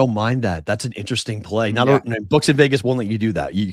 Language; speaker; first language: English; native; English